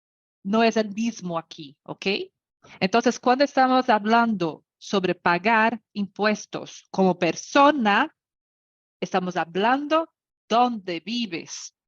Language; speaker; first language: Spanish; non-native, learner; Portuguese